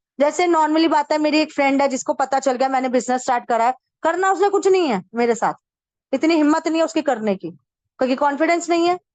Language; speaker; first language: Hindi; native; Hindi